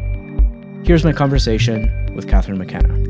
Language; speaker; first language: English; native; English